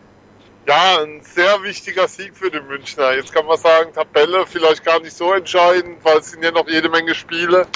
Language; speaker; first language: German; native; German